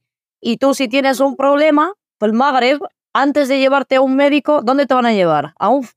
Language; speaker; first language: Spanish; early bilingual, other home language; Arabic